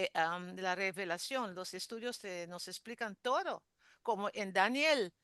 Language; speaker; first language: Spanish; non-native, learner; Papiamento